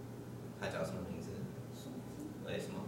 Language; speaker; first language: Chinese; non-native, learner; English